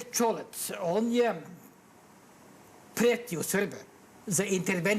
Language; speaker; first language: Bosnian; non-native, learner; Norwegian